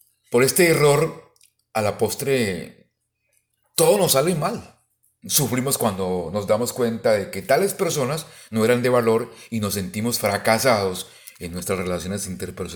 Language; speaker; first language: Spanish; native; Spanish